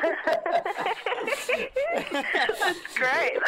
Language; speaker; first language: English; non-native, local second language; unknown